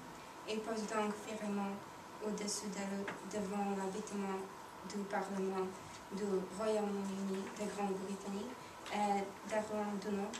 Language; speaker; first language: French; non-native, learner; English